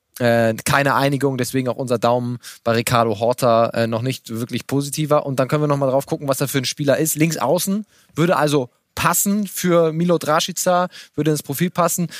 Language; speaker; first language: German; native; German